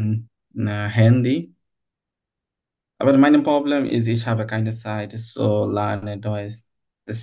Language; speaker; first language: German; non-native, learner; Bangla